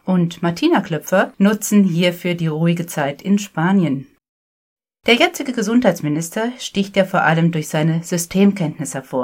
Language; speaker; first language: German; native; German